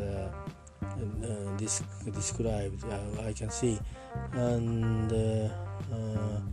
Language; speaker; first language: English; non-native, learner; Japanese